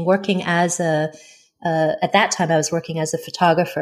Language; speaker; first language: English; early bilingual, other home language; Chinese